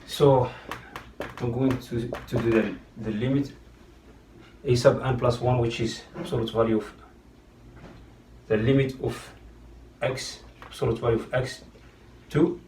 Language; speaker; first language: English; non-native, fluent; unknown